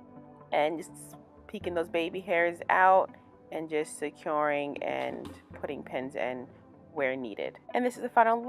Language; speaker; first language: English; native; English